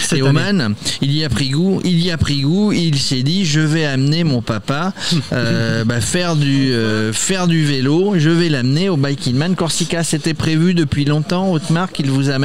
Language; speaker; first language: French; native; French